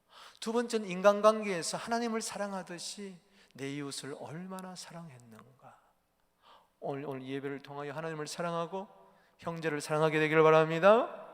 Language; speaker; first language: Korean; native; Korean